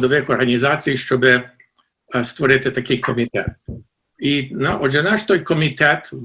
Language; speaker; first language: Ukrainian; early bilingual, heritage; Ukrainian